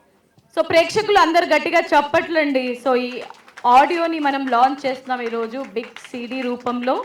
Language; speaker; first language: Telugu; native; Telugu